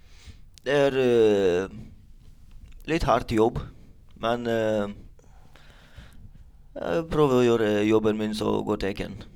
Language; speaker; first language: Norwegian; non-native, learner; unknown